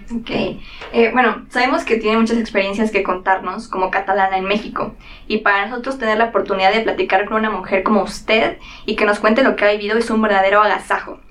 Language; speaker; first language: Spanish; native; Spanish